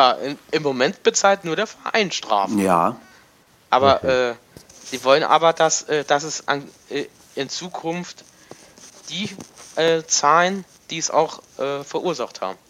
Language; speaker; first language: German; native; German